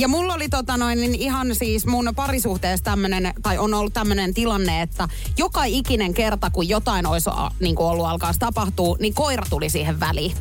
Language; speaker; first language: Finnish; native; Finnish